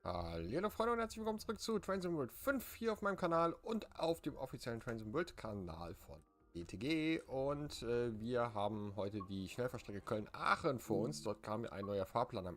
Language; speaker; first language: German; native; German